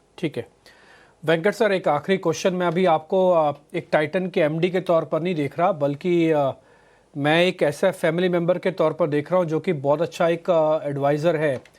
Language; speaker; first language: Hindi; native; Hindi